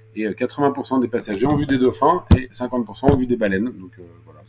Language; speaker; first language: French; native; French